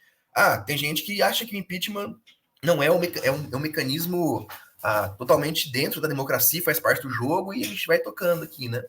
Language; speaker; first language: Portuguese; native; Portuguese